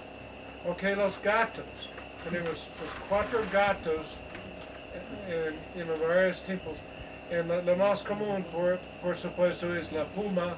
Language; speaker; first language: Spanish; non-native, learner; English